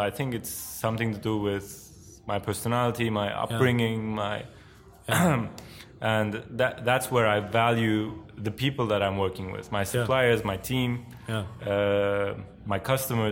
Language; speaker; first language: English; non-native, fluent; Turkish